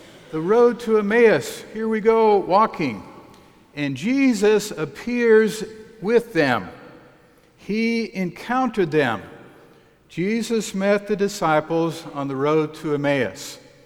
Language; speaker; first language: English; native; English